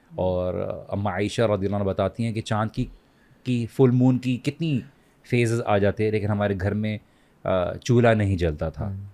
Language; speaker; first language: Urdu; native; Urdu